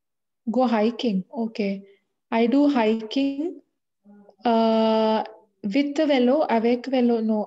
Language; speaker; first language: English; non-native, learner; French